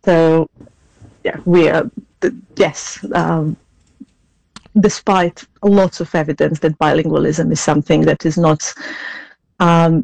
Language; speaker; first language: English; non-native, fluent; Serbian